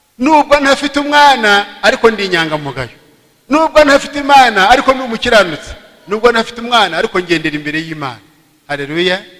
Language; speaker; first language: Kinyarwanda; early bilingual, heritage; Kinyarwanda